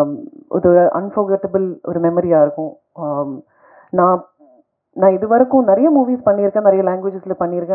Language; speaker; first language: Tamil; non-native, fluent; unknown